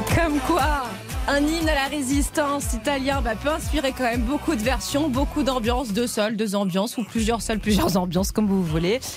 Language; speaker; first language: French; native; French